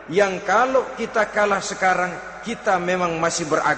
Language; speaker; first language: Indonesian; native; Indonesian